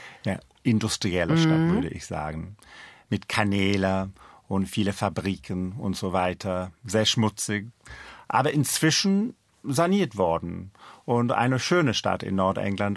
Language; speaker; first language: German; non-native, fluent; English